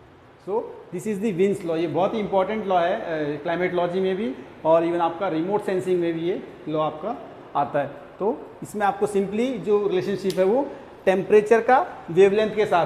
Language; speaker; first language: Hindi; native; Hindi